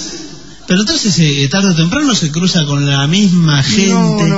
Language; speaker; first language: Spanish; native; Spanish